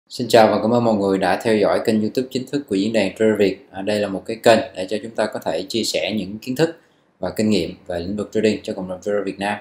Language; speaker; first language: Vietnamese; native; Vietnamese